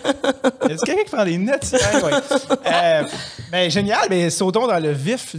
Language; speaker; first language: French; native; French